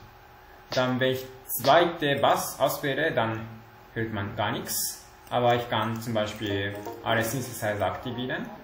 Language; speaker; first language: German; non-native, learner; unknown